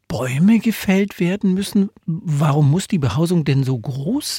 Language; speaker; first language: German; native; German